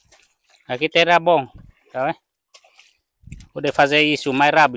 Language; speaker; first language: Portuguese; non-native, learner; Vietnamese